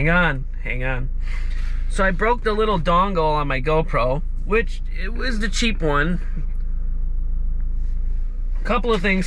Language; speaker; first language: English; native; English